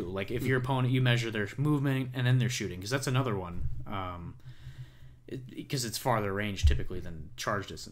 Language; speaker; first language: English; native; English